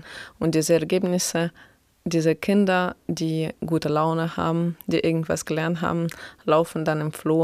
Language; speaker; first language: German; non-native, fluent; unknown